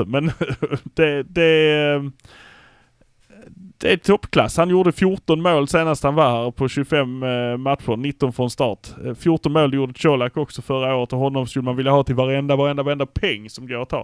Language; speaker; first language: Swedish; native; Swedish